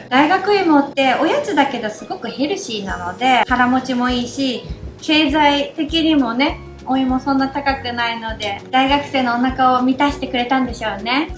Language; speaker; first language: Japanese; native; Japanese